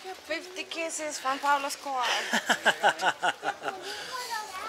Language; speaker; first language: English; non-native, learner; Spanish